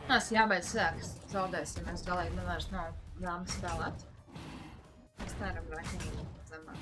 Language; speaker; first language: Latvian; native; Latvian